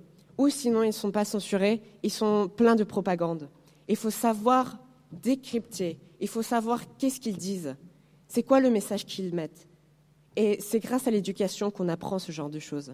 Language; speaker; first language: French; non-native, fluent; Spanish